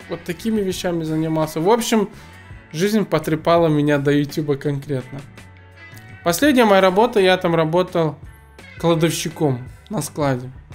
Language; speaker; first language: Russian; early bilingual, other home language; Azerbaijani